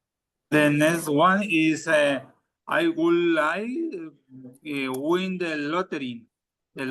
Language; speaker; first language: English; non-native, learner; Spanish